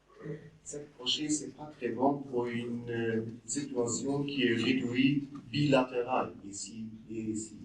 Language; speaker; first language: French; non-native, learner; German